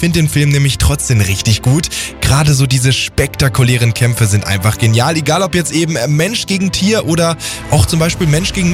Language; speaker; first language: German; native; German